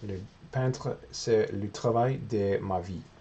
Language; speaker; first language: French; non-native, learner; English